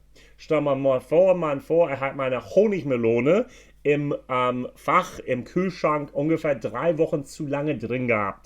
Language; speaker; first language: German; non-native, fluent; English